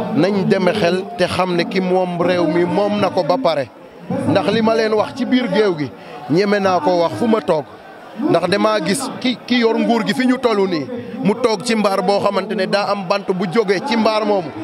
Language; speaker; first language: Wolof; non-native, local second language; Serer